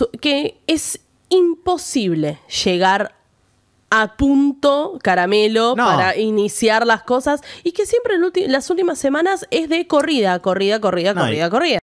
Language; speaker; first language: Spanish; native; Spanish